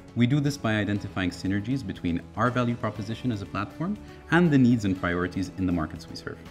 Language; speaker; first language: English; non-native, fluent; Arabic